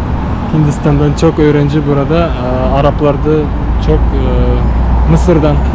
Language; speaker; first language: Turkish; non-native, learner; Bashkir